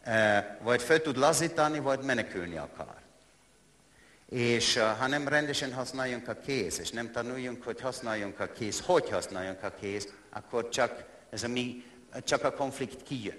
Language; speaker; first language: Hungarian; non-native, learner; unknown